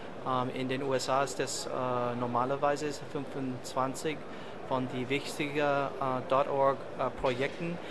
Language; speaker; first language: German; non-native, learner; English